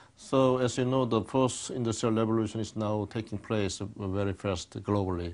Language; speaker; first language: English; non-native, fluent; Korean